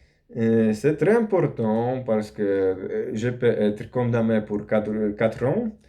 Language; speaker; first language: French; non-native, learner; Polish